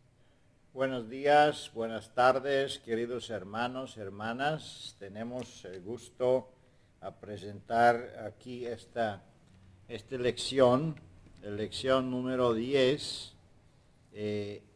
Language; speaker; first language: Spanish; non-native, fluent; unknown